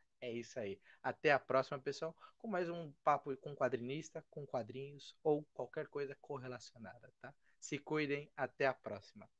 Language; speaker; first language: Portuguese; native; Portuguese